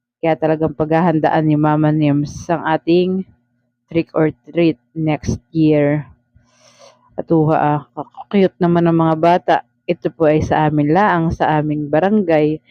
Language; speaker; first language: Filipino; native; Filipino